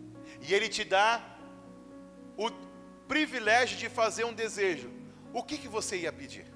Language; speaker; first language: Portuguese; native; Portuguese